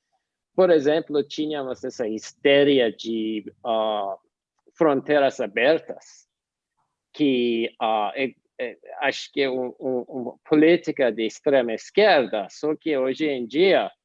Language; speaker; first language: Portuguese; non-native, fluent; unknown